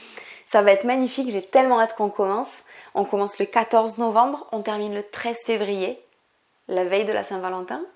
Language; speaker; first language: French; native; French